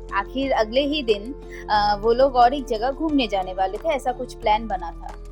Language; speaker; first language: Hindi; non-native, local second language; Bangla